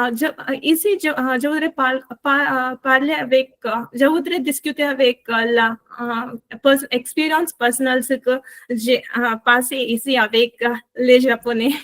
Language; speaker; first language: French; non-native, learner; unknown